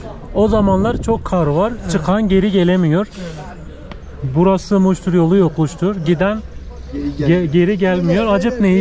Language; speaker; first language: Turkish; native; Turkish